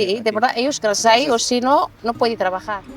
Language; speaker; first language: Spanish; non-native, learner; Arabic